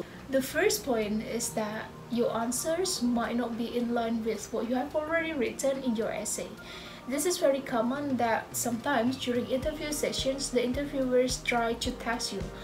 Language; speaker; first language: English; non-native, fluent; Indonesian